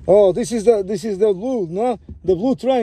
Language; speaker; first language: English; non-native, learner; Portuguese